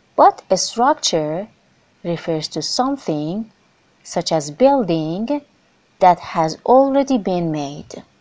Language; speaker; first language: English; non-native, fluent; Persian